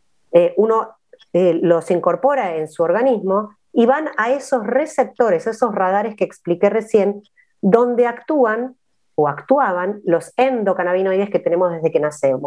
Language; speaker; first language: Spanish; native; Spanish